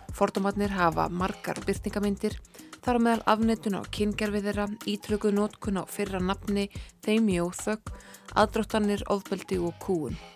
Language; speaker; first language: Icelandic; native; Icelandic